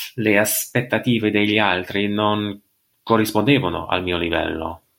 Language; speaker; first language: Italian; non-native, fluent; English